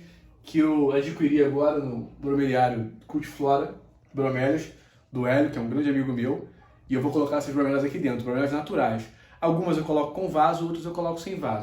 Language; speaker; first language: Portuguese; native; Portuguese